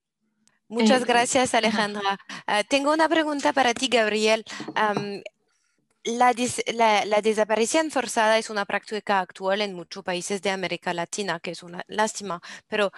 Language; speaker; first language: Spanish; non-native, learner; English